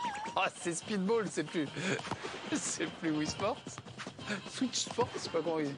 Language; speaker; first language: French; native; French